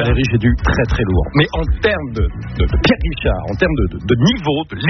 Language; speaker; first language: French; native; French